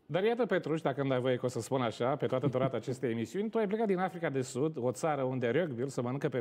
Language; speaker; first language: Romanian; native; Romanian